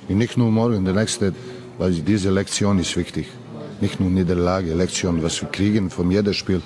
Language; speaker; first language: German; non-native, learner; Serbian